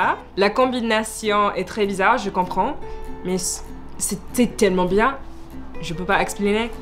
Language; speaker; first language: French; non-native, learner; English